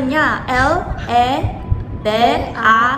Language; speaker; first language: Indonesian; non-native, fluent; Korean